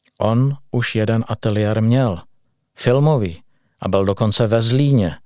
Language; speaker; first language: Czech; native; Czech